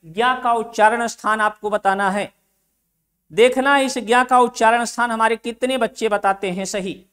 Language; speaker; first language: Hindi; native; Hindi